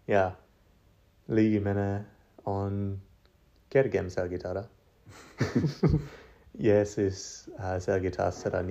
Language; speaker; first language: Estonian; non-native, learner; English